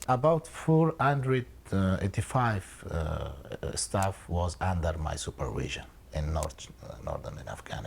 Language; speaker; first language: English; non-native, learner; Persian